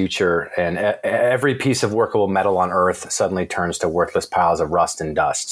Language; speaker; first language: English; native; English